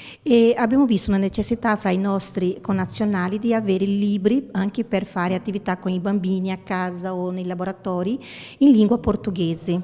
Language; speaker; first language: Italian; non-native, fluent; Portuguese